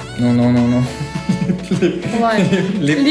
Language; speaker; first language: English; non-native, learner; Thai